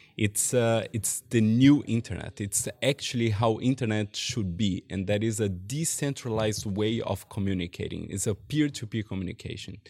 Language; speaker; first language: English; non-native, fluent; Portuguese